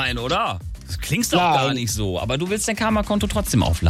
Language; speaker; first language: German; native; German